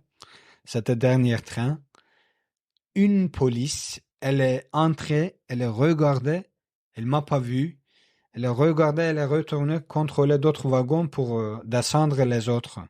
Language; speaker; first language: French; non-native, learner; Kurdish